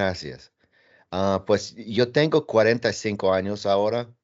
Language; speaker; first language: Spanish; non-native, learner; English